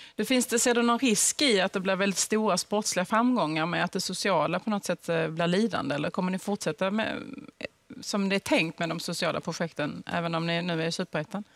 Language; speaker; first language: Swedish; native; Swedish